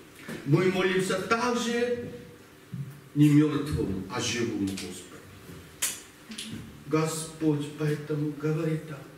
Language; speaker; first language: Russian; non-native, learner; Korean